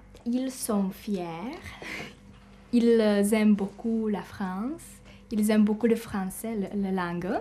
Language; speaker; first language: French; non-native, fluent; Czech